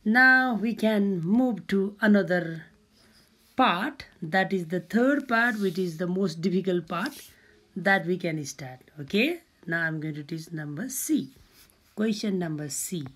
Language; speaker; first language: English; non-native, local second language; Nepali